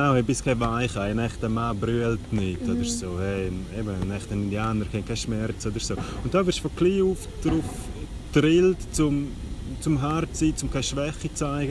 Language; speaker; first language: German; native; German